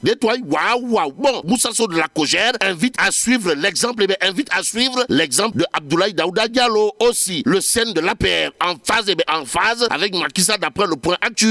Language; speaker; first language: French; non-native, local second language; Wolof